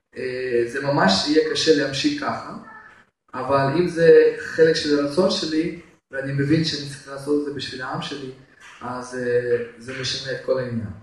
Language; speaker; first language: Hebrew; non-native, fluent; Russian